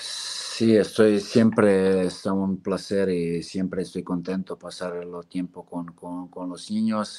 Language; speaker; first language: Spanish; non-native, fluent; Serbian